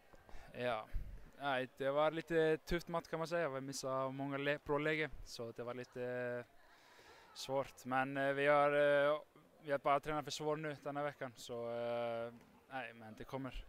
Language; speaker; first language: Swedish; non-native, fluent; Icelandic